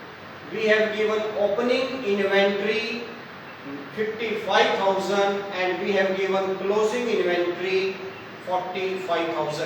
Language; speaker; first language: English; non-native, local second language; Hindi